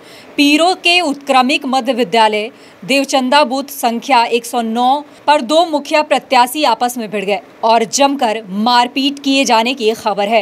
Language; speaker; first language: Hindi; native; Hindi